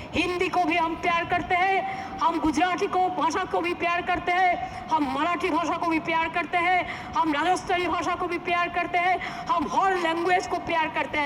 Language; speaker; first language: Hindi; non-native, local second language; Bangla